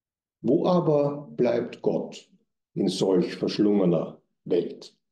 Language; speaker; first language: German; native; German